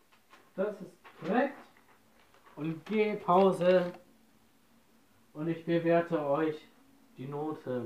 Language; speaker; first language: German; non-native, learner; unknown